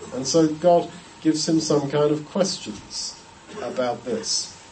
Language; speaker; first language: English; native; English